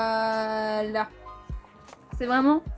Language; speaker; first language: French; native; French